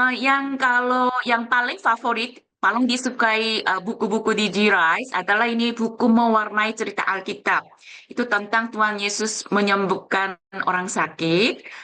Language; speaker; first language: Indonesian; non-native, fluent; Korean